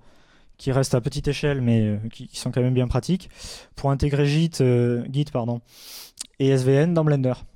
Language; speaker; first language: French; native; French